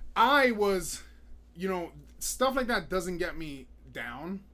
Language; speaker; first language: English; native; English